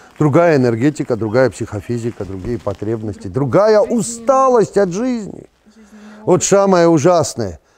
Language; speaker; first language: Russian; non-native, local second language; Georgian